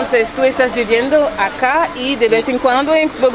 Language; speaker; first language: Spanish; non-native, learner; French